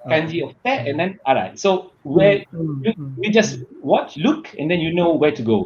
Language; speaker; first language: English; non-native, learner; Malay